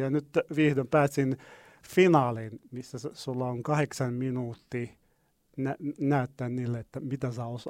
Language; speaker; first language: Finnish; non-native, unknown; Arabic